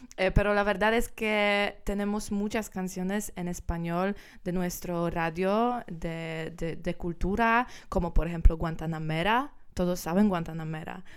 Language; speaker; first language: Spanish; non-native, learner; Polish